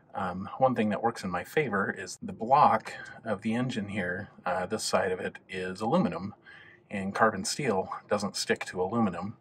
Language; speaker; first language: English; native; English